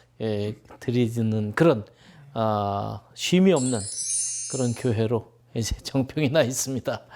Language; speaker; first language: Korean; native; Korean